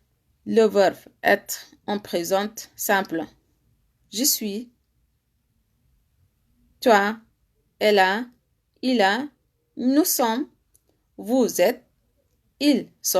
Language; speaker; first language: French; non-native, learner; Arabic